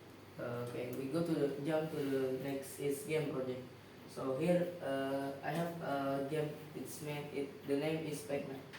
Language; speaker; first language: English; non-native, learner; Indonesian